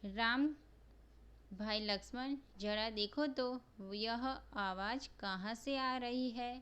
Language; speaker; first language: Hindi; non-native, local second language; Gujarati